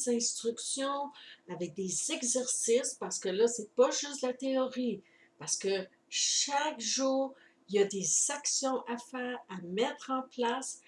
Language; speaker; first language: French; native; French